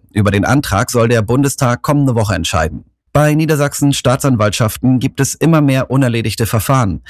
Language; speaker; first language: German; native; German